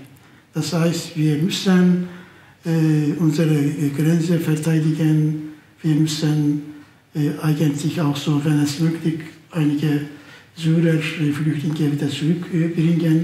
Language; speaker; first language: German; non-native, fluent; Turkish